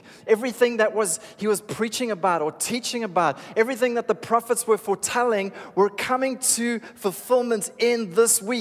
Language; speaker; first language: English; native; English